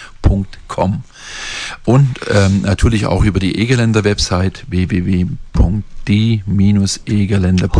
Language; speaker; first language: German; native; German